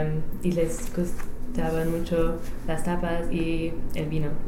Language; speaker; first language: Spanish; non-native, learner; English